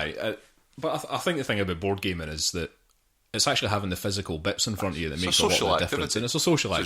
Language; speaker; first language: English; native; English